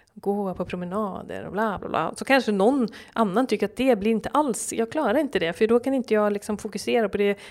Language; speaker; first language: Swedish; early bilingual, other home language; Norwegian